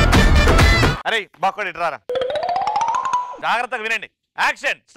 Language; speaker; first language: Telugu; native; Telugu